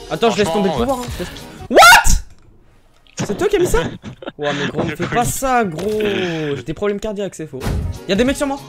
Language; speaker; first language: French; native; French